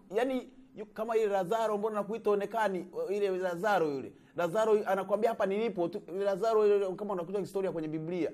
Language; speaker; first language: Swahili; native; Swahili